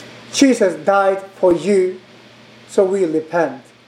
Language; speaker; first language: English; non-native, learner; Korean